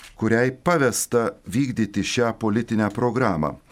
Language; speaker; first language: Lithuanian; native; Lithuanian